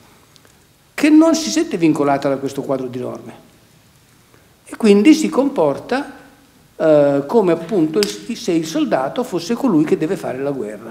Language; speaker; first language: Italian; native; Italian